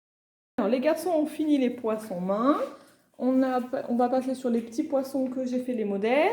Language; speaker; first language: French; native; French